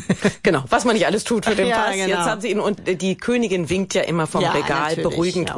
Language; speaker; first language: German; native; German